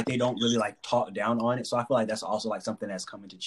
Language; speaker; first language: English; native; English